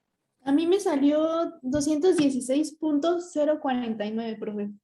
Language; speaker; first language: Spanish; native; Spanish